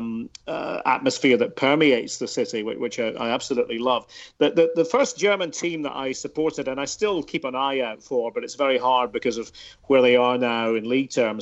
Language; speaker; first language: English; native; English